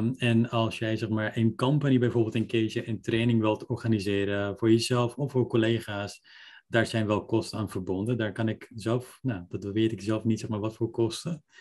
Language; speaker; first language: Dutch; early bilingual, other home language; Persian